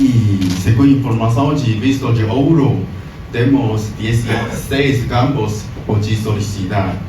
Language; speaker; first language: Portuguese; non-native, learner; Chinese